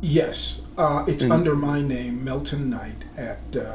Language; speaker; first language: English; native; English